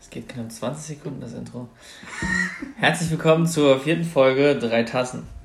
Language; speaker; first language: German; early bilingual, other home language; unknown